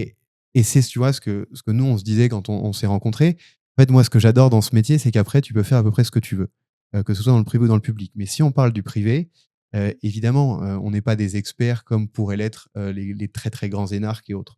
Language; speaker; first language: French; native; French